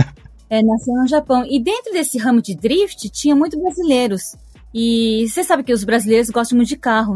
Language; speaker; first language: Portuguese; early bilingual, heritage; Portuguese